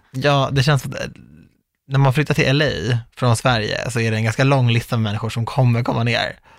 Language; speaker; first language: Swedish; native; Swedish